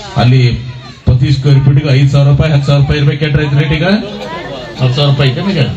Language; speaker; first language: Kannada; native; Kannada